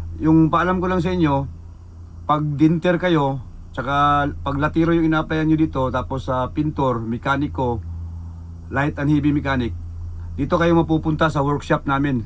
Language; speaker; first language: Filipino; non-native, local second language; Cebuano